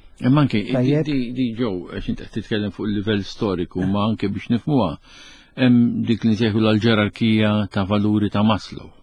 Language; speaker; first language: Maltese; native; Maltese